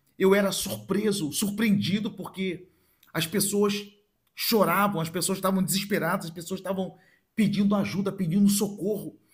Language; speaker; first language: Portuguese; native; Portuguese